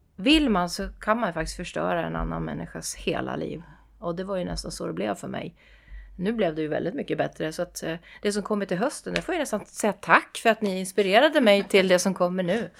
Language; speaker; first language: Swedish; native; Swedish